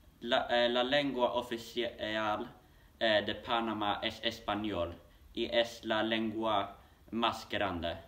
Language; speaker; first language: Spanish; non-native, learner; Swedish